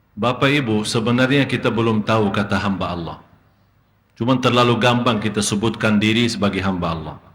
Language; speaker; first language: Indonesian; non-native, fluent; Arabic